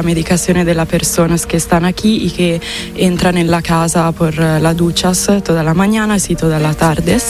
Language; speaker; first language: Spanish; non-native, fluent; Italian